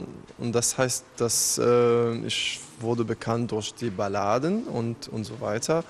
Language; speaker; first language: German; non-native, fluent; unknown